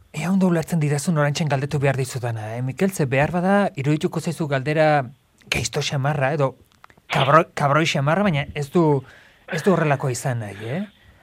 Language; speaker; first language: Basque; native; Basque